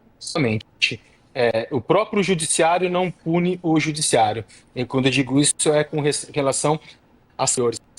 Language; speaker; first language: Portuguese; native; Portuguese